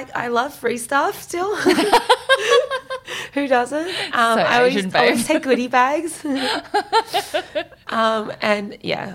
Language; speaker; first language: English; early bilingual, other home language; Chinese